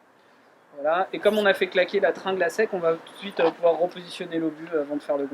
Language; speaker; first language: French; native; French